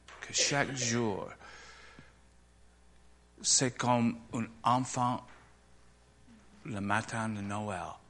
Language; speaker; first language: French; non-native, learner; English